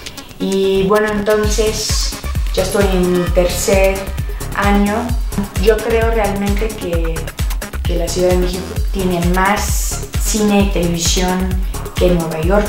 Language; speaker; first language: Spanish; non-native, fluent; English